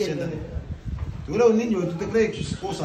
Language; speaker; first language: Spanish; non-native, fluent; Haitian Creole